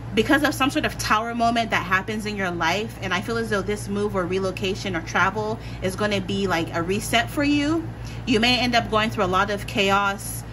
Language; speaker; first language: English; native; English